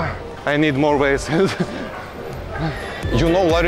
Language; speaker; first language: English; non-native, learner; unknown